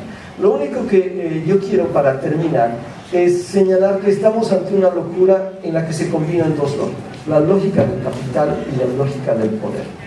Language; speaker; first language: Spanish; native; Spanish